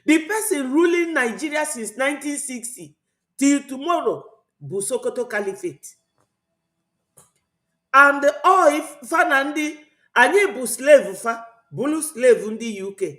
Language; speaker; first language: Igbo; native; Igbo